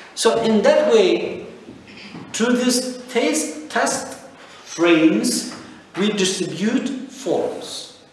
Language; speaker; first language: English; non-native, fluent; Turkish